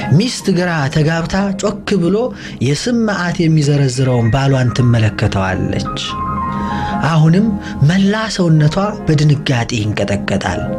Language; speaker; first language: Amharic; native; Amharic